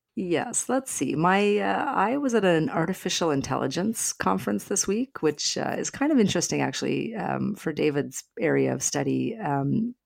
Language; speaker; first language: English; native; English